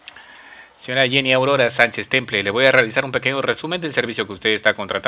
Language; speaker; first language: Spanish; native; Spanish